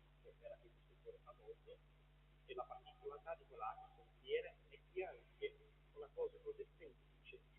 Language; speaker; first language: Italian; non-native, fluent; Portuguese